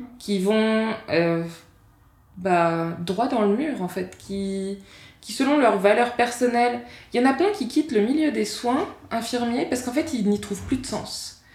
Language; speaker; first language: French; native; French